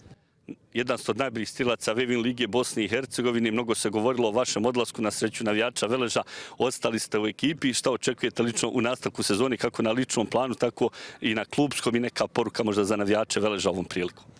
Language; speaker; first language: Bosnian; native; Bosnian